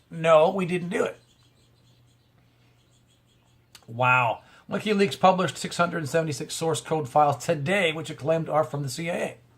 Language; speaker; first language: English; native; English